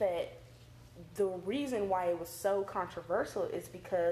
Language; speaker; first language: English; native; English